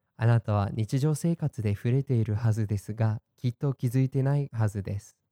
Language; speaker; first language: Japanese; non-native, fluent; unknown